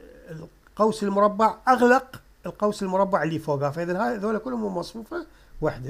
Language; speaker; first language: Arabic; native; Arabic